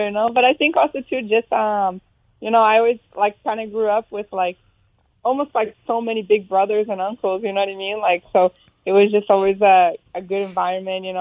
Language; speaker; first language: English; native; English